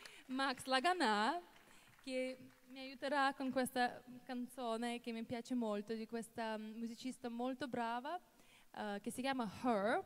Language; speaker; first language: Italian; non-native, fluent; Russian